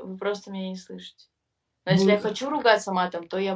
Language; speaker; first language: Russian; native; Russian